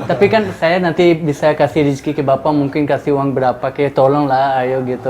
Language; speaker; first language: Indonesian; native; Indonesian